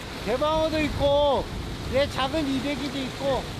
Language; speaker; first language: Korean; native; Korean